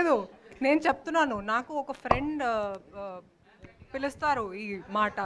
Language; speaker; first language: Telugu; non-native, local second language; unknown